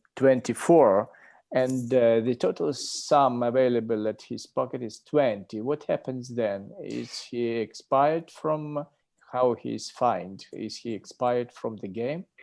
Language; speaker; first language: English; non-native, learner; Ukrainian